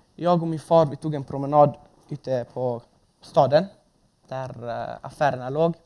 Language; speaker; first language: Swedish; early bilingual, other home language; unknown